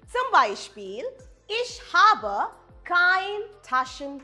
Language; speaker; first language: German; non-native, fluent; Malayalam